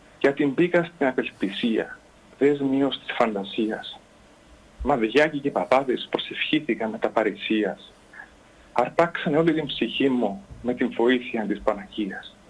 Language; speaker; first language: Greek; native; Greek